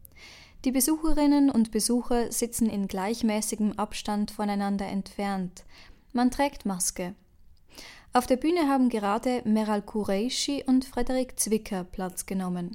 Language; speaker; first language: German; native; German